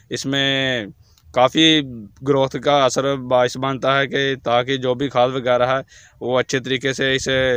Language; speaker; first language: Urdu; non-native, local second language; Punjabi